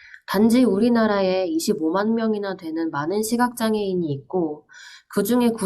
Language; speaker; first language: Korean; native; Korean